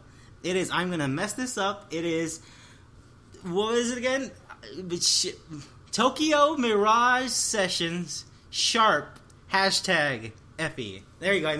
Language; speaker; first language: English; native; English